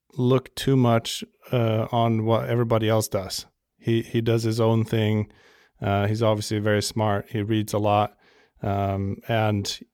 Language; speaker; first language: English; non-native, fluent; Swedish